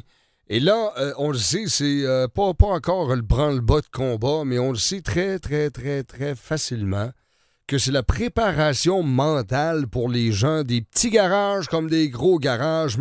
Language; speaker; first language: French; native; French